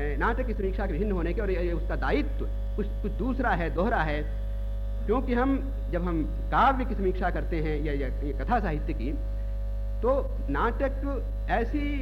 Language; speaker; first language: Hindi; native; Hindi